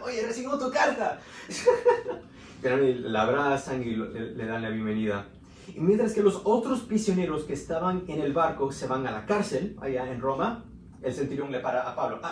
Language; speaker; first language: Spanish; early bilingual, heritage; Spanish